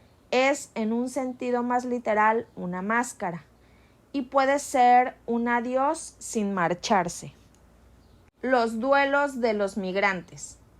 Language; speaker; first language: Spanish; native; Spanish